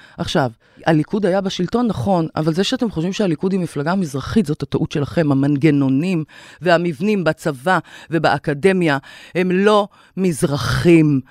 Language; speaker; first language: Hebrew; native; Hebrew